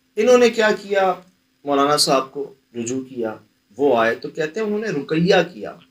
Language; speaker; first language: Urdu; early bilingual, heritage; Hindi